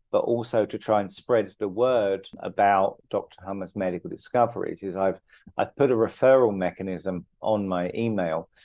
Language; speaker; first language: English; native; English